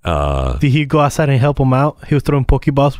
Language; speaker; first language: English; native; English